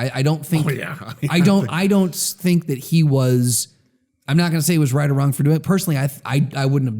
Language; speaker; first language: English; native; English